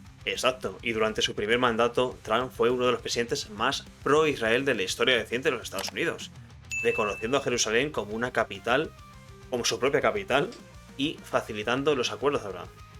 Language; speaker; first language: Spanish; native; Spanish